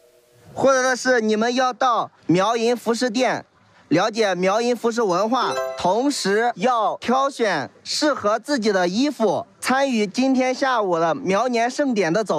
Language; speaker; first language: Chinese; native; Chinese